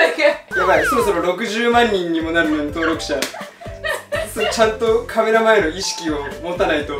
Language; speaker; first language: Japanese; native; Japanese